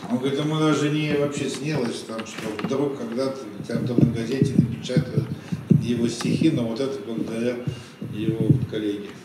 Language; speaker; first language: Russian; native; Russian